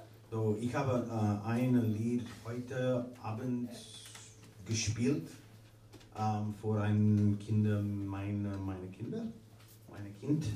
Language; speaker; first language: German; non-native, learner; English